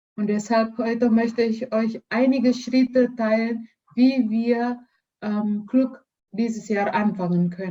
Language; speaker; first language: German; non-native, learner; Indonesian